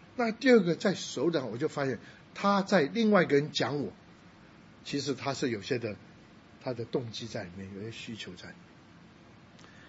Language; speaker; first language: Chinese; non-native, local second language; Cantonese